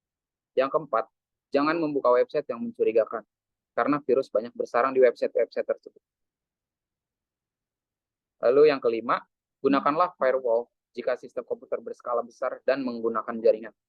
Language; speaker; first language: Indonesian; native; Indonesian